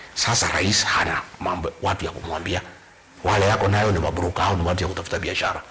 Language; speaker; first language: Swahili; non-native, local second language; Kikuyu